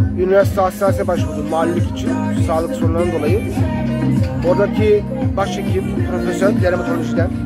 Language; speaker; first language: Turkish; early bilingual, heritage; German